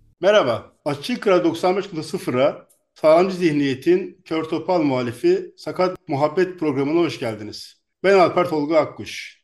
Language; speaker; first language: Turkish; native; Turkish